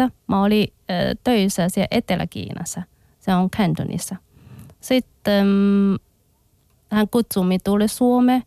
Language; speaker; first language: Finnish; non-native, learner; Chinese